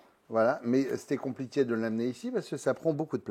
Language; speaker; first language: French; native; French